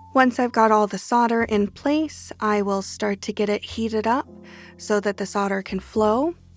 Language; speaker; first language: English; native; English